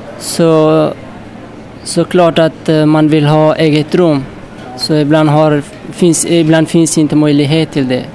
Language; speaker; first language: Swedish; non-native, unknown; Persian